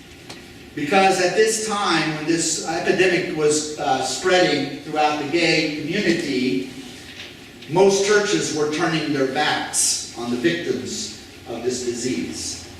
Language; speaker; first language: English; native; English